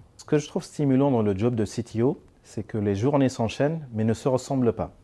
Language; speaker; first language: French; non-native, local second language; Arabic